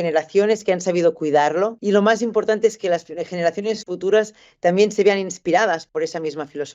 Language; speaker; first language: Spanish; native; Spanish